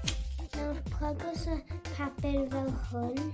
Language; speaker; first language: Welsh; non-native, local second language; English